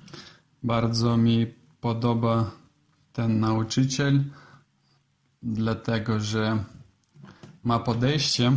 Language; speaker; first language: Polish; non-native, learner; Russian